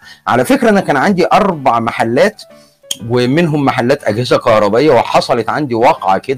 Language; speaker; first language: Arabic; native; Arabic